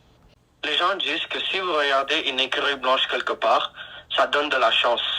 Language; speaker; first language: French; non-native, learner; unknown